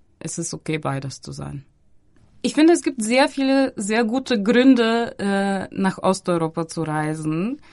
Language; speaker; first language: German; non-native, fluent; Bulgarian